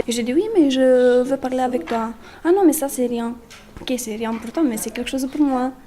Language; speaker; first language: French; non-native, learner; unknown